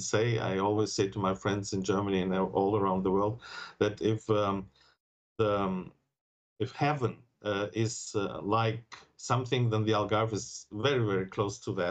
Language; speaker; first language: English; non-native, fluent; German